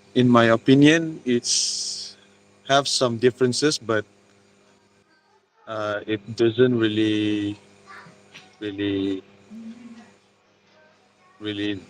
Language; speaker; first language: English; non-native, learner; Malay